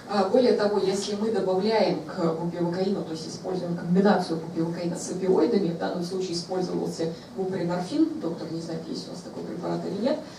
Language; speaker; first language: Russian; native; Russian